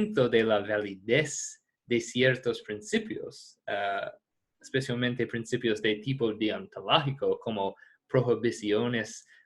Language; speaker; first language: Spanish; non-native, fluent; English